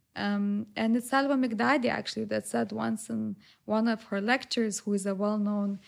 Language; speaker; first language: English; non-native, fluent; Lithuanian